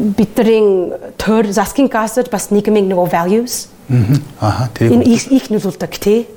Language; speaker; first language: Mongolian; non-native, fluent; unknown